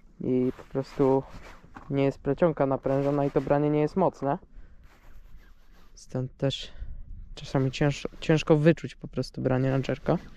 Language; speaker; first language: Polish; native; Polish